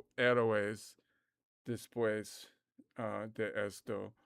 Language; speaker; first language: Spanish; non-native, learner; English